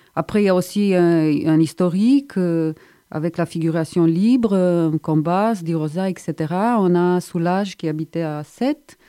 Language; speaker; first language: French; non-native, fluent; Romanian